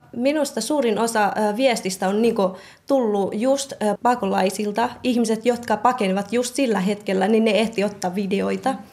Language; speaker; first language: Finnish; early bilingual, other home language; Karen languages